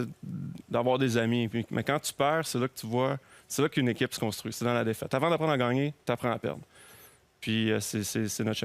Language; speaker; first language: French; native; French